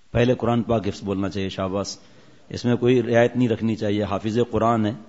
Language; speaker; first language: Urdu; non-native, local second language; Memoni